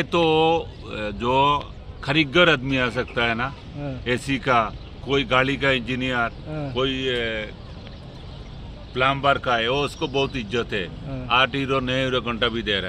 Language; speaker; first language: Hindi; non-native, learner; Bangla